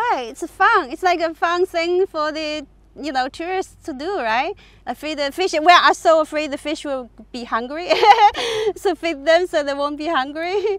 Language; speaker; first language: English; non-native, fluent; Chinese